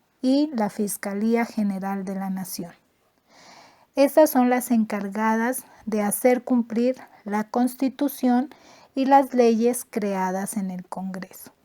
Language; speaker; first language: Spanish; native; Spanish